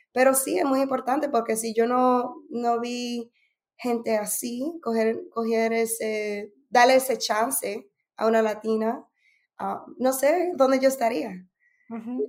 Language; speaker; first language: Spanish; early bilingual, heritage; Spanish